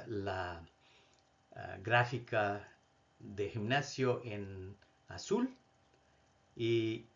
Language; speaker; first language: Spanish; non-native, fluent; Bangla